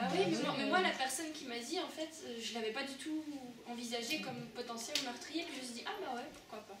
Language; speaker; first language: French; native; French